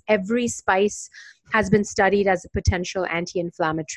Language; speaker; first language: English; non-native, local second language; Hindi